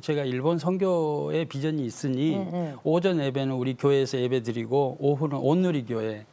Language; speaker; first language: Korean; native; Korean